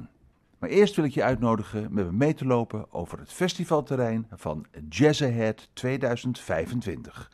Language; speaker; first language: Dutch; native; Dutch